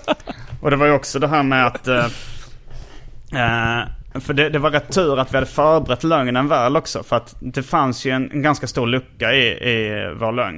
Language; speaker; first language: Swedish; native; Swedish